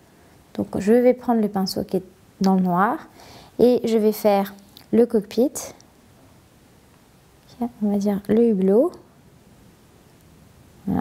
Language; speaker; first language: French; native; French